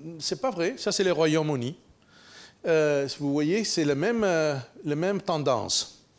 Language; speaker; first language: French; non-native, fluent; Italian